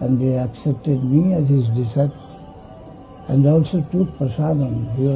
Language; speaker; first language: English; non-native, local second language; Bangla